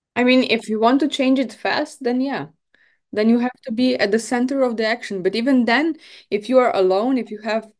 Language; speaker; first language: English; non-native, fluent; Slovenian